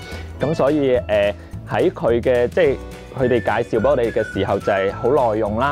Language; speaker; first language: Cantonese; native; Cantonese